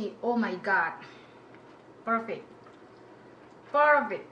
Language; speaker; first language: English; non-native, learner; Indonesian